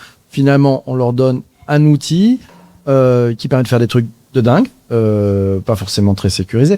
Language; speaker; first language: French; native; French